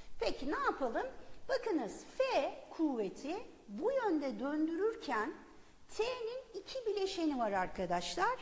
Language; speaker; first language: Turkish; native; Turkish